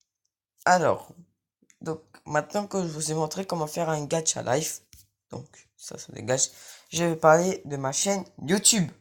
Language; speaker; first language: French; native; French